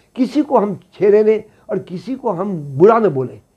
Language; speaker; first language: Hindi; native; Hindi